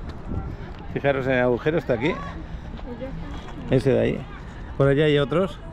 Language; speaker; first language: Spanish; native; Spanish